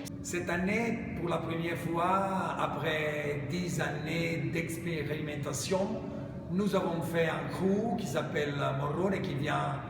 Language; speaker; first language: French; non-native, fluent; Italian